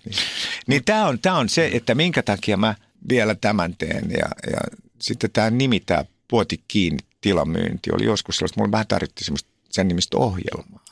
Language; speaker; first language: Finnish; native; Finnish